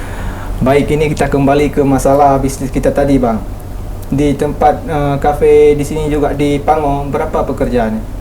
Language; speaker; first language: Indonesian; native; Indonesian